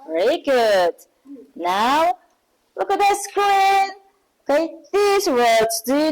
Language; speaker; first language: English; non-native, learner; Mongolian